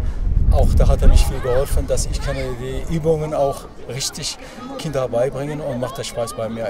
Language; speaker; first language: German; non-native, fluent; Arabic